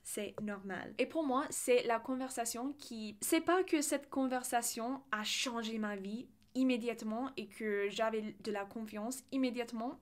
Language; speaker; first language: French; non-native, fluent; English